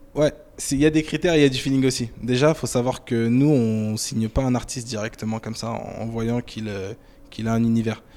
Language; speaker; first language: French; native; French